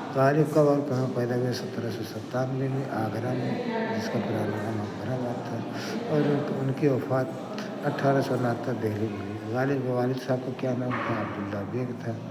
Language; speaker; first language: Urdu; native; Urdu